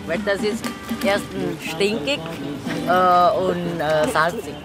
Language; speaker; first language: German; non-native, learner; Thai